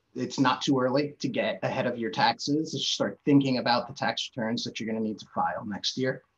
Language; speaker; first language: English; native; English